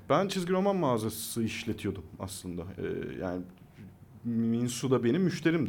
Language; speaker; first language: Turkish; native; Turkish